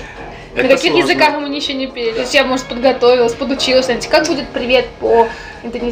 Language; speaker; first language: Russian; native; Russian